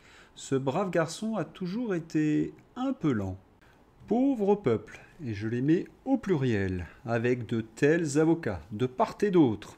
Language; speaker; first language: French; native; French